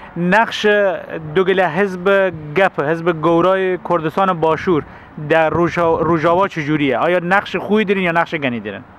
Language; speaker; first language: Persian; non-native, local second language; Kurdish